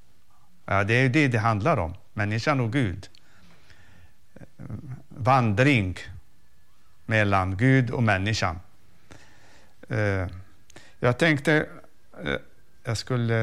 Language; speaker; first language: Swedish; non-native, fluent; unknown